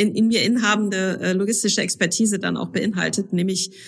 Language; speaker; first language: German; native; German